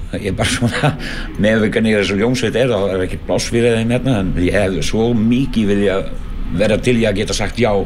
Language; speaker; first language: Icelandic; non-native, fluent; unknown